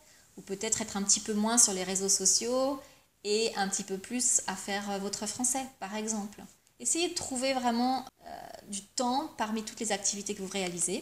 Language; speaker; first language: French; native; French